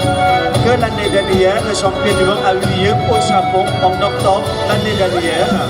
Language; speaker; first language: French; non-native, fluent; Thai